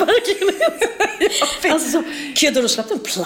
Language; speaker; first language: Swedish; native; Swedish